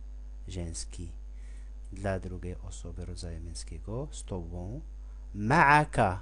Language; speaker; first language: Polish; non-native, fluent; Arabic